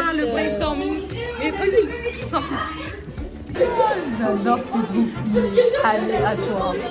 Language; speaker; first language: French; native; French